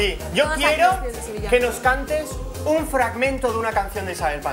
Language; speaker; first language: Spanish; native; Spanish